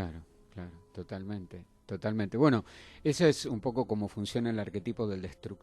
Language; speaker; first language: Spanish; native; Spanish